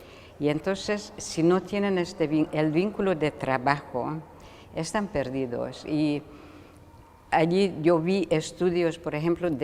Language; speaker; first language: Spanish; non-native, fluent; Hungarian